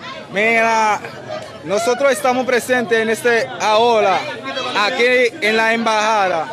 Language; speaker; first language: Spanish; non-native, learner; Haitian Creole